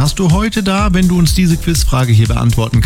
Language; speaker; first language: German; native; German